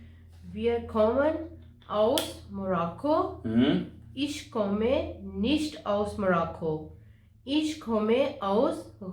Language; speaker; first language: German; non-native, learner; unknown